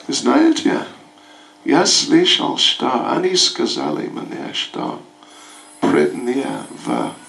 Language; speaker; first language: Russian; non-native, learner; English